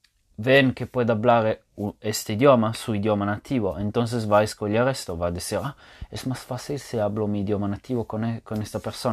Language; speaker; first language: Spanish; non-native, fluent; Italian